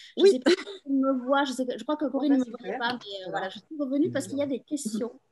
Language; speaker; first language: French; native; French